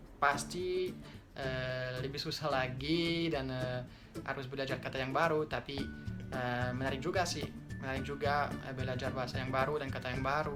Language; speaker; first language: Indonesian; non-native, fluent; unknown